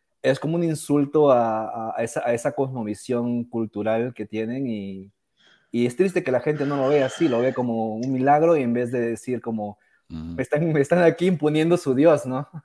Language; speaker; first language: Spanish; native; Spanish